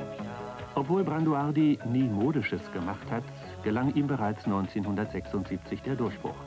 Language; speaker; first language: German; native; German